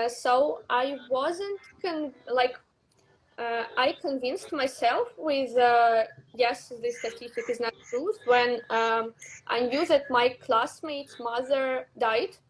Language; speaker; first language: English; non-native, learner; Russian